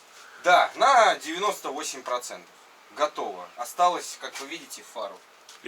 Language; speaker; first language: Russian; native; Russian